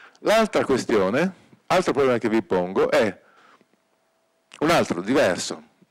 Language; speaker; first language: Italian; native; Italian